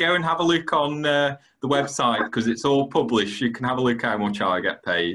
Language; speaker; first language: English; native; English